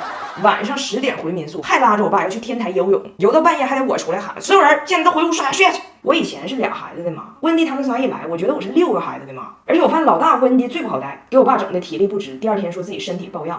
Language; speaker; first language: Chinese; native; Chinese